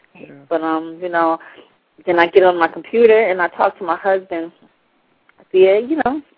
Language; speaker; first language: English; native; English